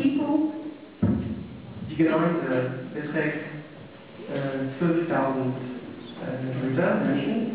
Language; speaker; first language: German; non-native, learner; Polish